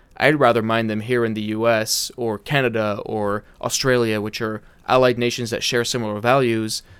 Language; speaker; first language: English; early bilingual, heritage; English